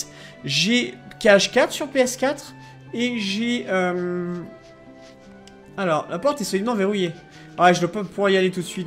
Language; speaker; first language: French; native; French